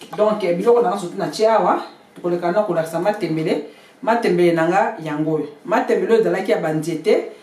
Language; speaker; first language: Lingala; native; Lingala